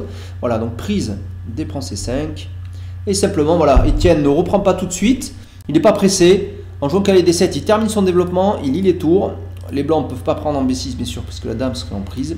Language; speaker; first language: French; native; French